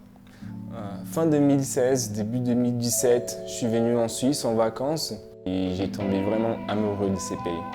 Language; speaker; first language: French; non-native, fluent; Portuguese